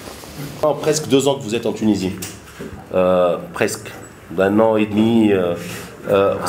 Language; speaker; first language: French; non-native, local second language; Arabic